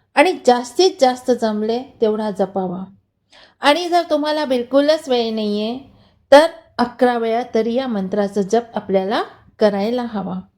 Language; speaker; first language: Marathi; non-native, local second language; Hindi